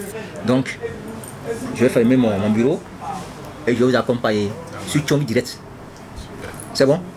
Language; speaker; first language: French; non-native, local second language; Fon